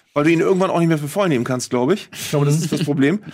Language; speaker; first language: German; native; German